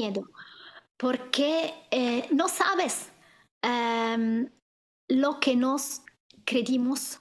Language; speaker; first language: Spanish; non-native, fluent; Italian